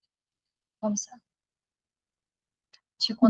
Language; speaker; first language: French; non-native, fluent; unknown